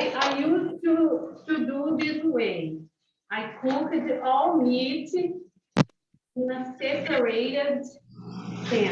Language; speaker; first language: English; non-native, learner; Portuguese